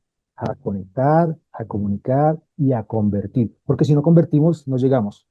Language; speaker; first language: Spanish; native; Spanish